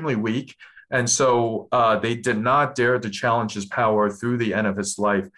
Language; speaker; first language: English; non-native, local second language; Cantonese